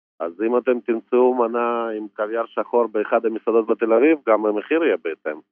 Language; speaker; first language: Hebrew; non-native, fluent; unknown